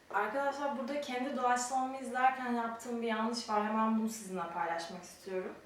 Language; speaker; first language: Turkish; native; Turkish